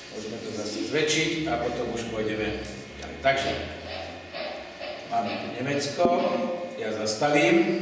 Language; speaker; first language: Slovak; native; Slovak